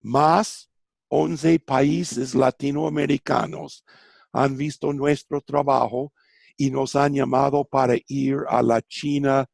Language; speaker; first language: Spanish; non-native, fluent; English